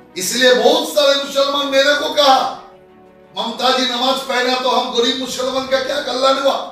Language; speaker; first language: Hindi; non-native, local second language; Bangla